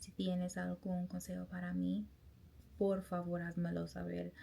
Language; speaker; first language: Spanish; non-native, learner; English